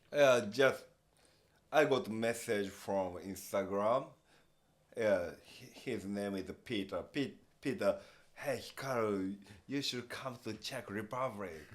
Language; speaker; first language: English; non-native, learner; Japanese